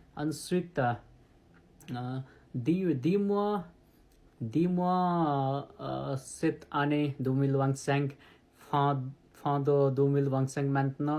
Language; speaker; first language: French; non-native, learner; Nepali